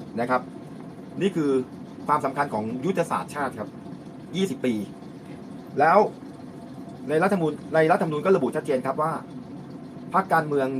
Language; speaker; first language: Thai; native; Thai